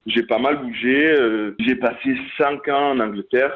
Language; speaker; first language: French; non-native, fluent; Portuguese